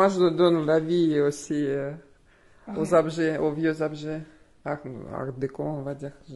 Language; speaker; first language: French; non-native, learner; Russian